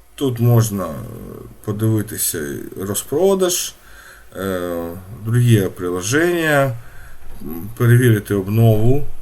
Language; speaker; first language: Ukrainian; non-native, local second language; Russian